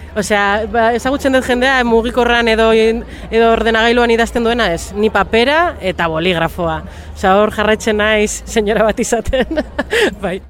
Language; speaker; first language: Basque; non-native, local second language; Spanish